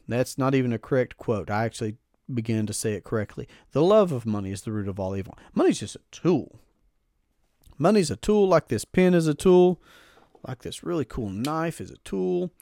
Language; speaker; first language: English; native; English